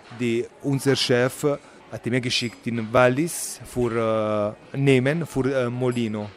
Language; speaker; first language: German; non-native, learner; Italian